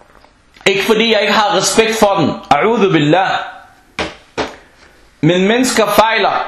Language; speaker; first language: Danish; non-native, fluent; Arabic